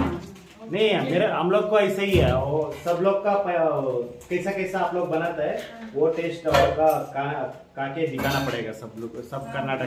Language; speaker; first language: Hindi; non-native, local second language; Kannada